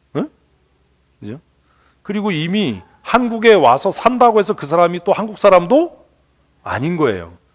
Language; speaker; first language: Korean; native; Korean